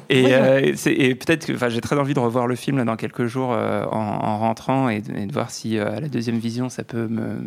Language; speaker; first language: French; native; French